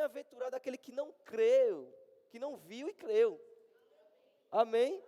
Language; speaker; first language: Portuguese; native; Portuguese